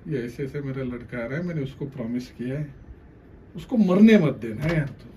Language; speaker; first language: Hindi; non-native, local second language; Marathi